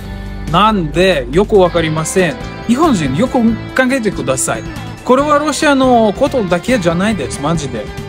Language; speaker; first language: Japanese; non-native, learner; Russian